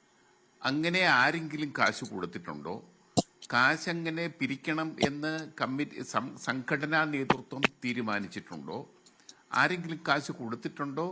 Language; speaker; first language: Malayalam; native; Malayalam